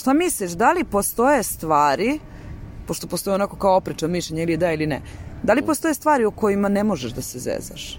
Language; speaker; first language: Serbian; native; Serbian